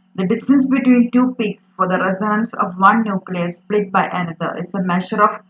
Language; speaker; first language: English; non-native, local second language; Malayalam